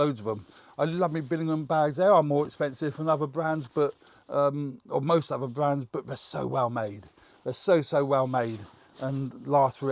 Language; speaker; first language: English; native; English